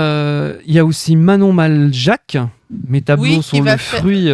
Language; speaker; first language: French; native; French